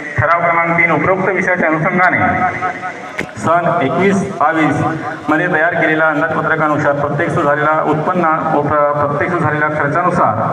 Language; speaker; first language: Marathi; native; Marathi